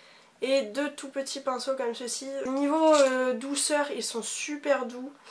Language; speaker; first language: French; native; French